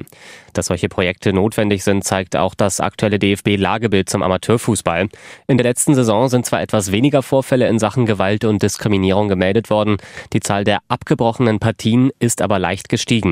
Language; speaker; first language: German; native; German